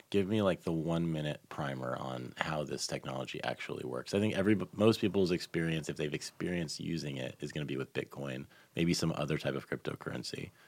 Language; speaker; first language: English; native; English